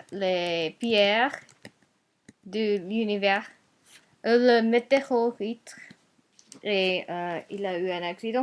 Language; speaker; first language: French; non-native, learner; Japanese